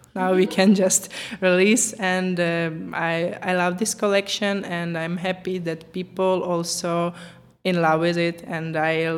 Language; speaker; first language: English; non-native, fluent; Ukrainian